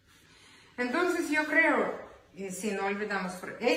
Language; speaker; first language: Spanish; non-native, learner; Ukrainian